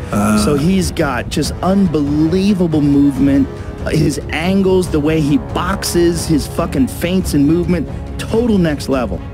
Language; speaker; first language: English; native; English